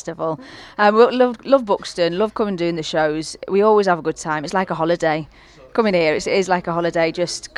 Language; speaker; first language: English; native; English